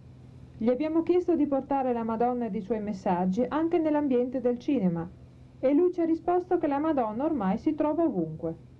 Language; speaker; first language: Italian; native; Italian